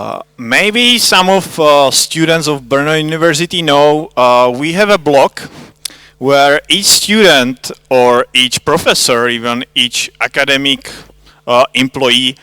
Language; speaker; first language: English; non-native, fluent; Czech